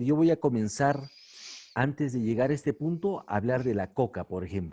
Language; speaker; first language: Spanish; native; Spanish